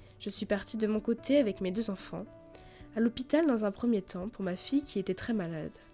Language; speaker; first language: French; native; French